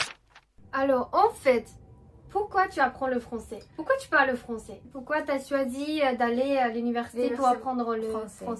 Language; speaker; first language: French; non-native, fluent; Japanese